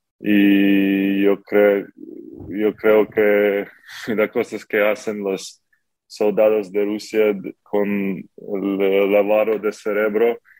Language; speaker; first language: Spanish; non-native, fluent; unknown